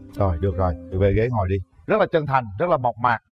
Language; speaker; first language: Vietnamese; native; Vietnamese